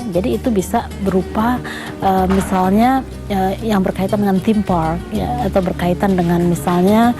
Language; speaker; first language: Indonesian; native; Indonesian